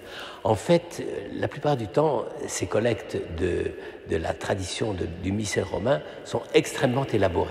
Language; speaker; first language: French; native; French